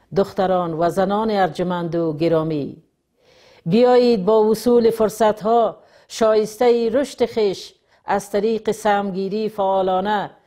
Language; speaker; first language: Persian; native; Persian